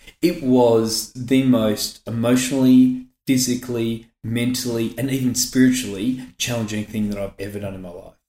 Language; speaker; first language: English; native; English